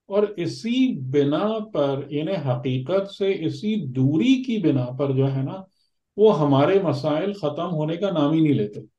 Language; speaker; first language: Urdu; native; Urdu